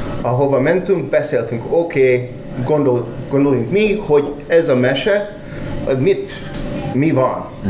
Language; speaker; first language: Hungarian; non-native, learner; English